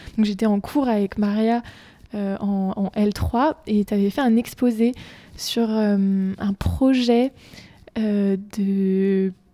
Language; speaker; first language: French; native; French